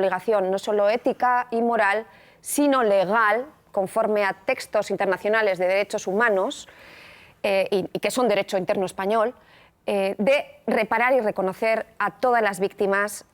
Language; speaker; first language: Spanish; native; Spanish